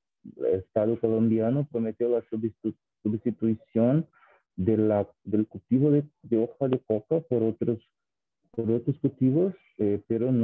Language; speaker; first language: Spanish; non-native, fluent; Portuguese